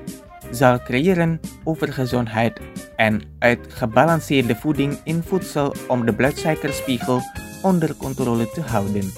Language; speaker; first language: Dutch; non-native, fluent; Indonesian